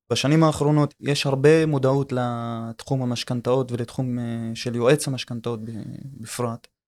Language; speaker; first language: Hebrew; non-native, local second language; Arabic